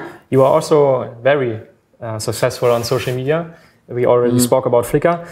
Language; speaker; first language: English; non-native, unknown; German